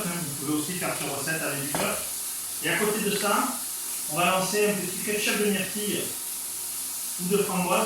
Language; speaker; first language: French; native; French